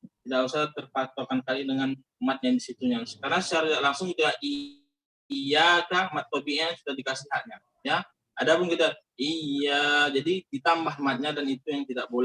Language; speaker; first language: Indonesian; native; Indonesian